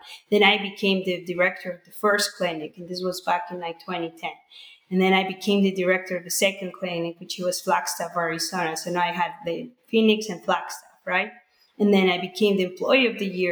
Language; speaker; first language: English; non-native, fluent; Spanish